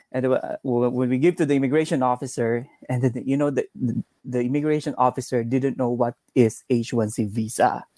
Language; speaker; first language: English; non-native, local second language; Cebuano